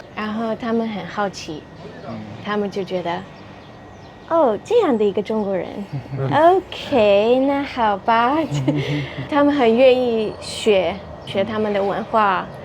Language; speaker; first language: Chinese; non-native, fluent; English